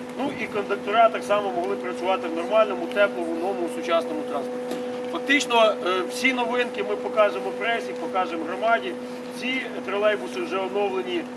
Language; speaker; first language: Ukrainian; native; Ukrainian